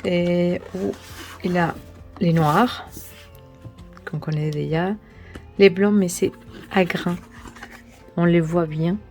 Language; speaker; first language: French; non-native, learner; Spanish